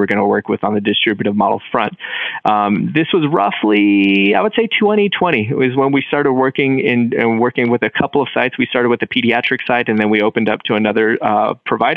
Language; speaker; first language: English; native; English